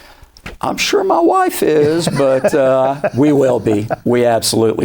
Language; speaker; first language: English; native; English